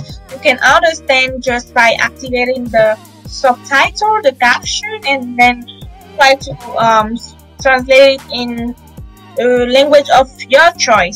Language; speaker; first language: English; non-native, fluent; French